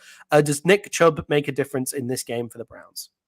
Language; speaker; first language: English; native; English